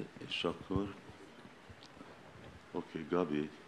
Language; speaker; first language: Hungarian; non-native, learner; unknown